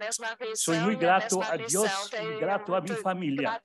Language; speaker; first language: Portuguese; early bilingual, other home language; German